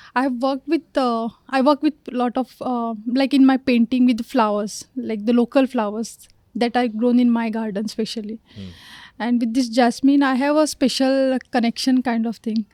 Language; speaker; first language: English; non-native, local second language; Marathi